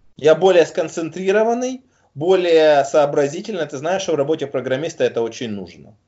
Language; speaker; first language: Russian; native; Russian